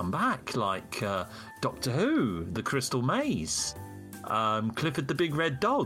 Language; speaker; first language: English; native; English